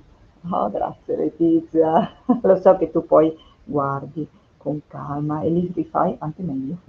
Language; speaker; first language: Italian; native; Italian